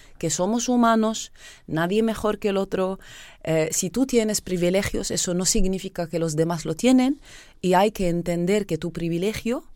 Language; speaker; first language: Spanish; non-native, fluent; Arabic